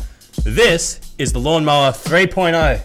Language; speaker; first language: English; native; English